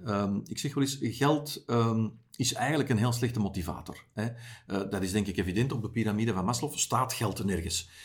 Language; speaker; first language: Dutch; native; Dutch